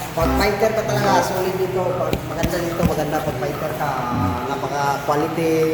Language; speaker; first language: Filipino; native; Filipino